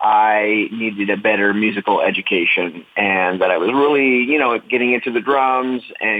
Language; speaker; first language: English; native; English